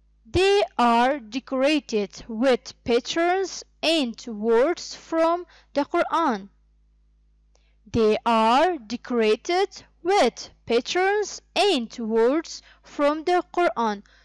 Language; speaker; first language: English; non-native, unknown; Persian